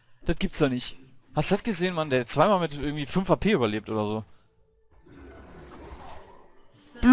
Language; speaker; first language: German; native; German